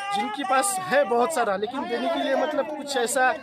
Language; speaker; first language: Hindi; native; Hindi